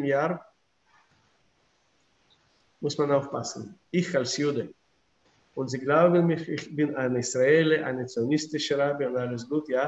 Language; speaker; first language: German; non-native, fluent; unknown